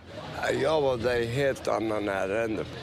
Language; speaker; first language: Swedish; non-native, fluent; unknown